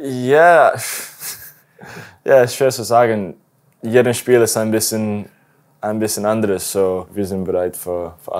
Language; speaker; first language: German; non-native, learner; English